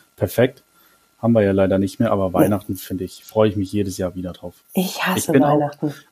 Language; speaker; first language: German; native; German